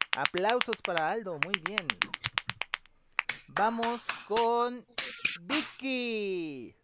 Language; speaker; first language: Spanish; native; Spanish